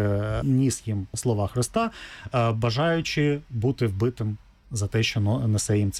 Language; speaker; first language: Ukrainian; native; Ukrainian